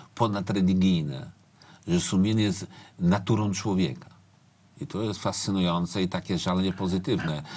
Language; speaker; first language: Polish; native; Polish